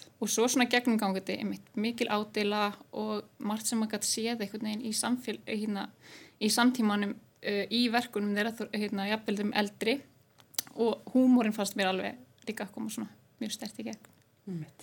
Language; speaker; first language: Icelandic; native; Icelandic